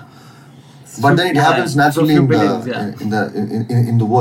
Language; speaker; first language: English; non-native, local second language; Tamil